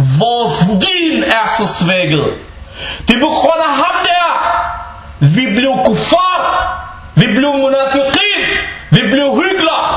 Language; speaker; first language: Danish; early bilingual, other home language; Bosnian